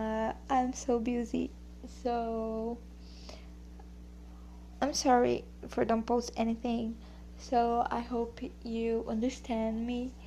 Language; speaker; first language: English; non-native, learner; Portuguese